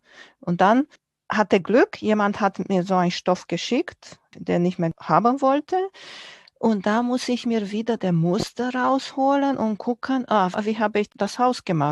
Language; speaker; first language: German; non-native, fluent; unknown